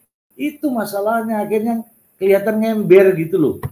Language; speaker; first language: Indonesian; native; Indonesian